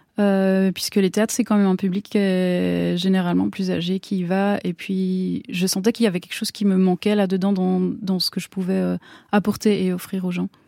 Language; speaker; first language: French; native; French